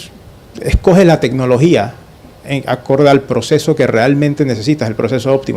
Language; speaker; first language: Spanish; native; Spanish